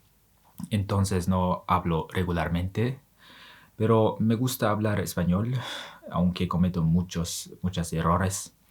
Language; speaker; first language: Spanish; non-native, learner; Mongolian